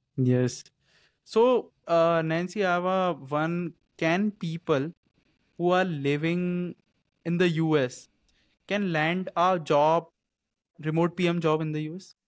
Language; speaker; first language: English; non-native, local second language; Hindi